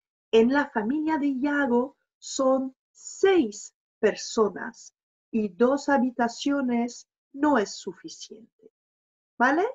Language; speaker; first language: Spanish; non-native, fluent; French